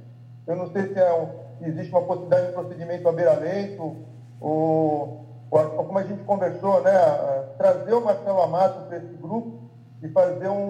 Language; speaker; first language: Portuguese; native; Portuguese